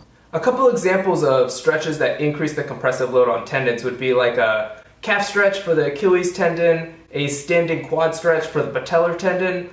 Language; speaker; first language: English; native; English